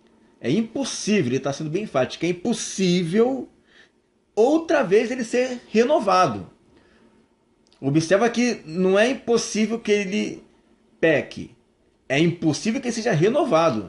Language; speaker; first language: Portuguese; native; Portuguese